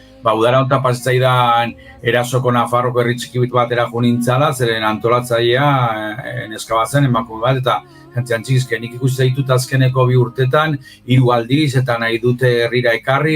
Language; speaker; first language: Basque; native; Basque